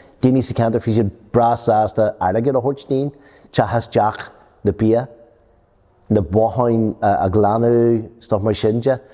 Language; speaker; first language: Irish; non-native, local second language; English